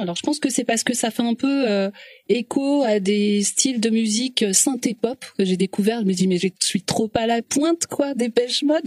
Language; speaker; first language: French; native; French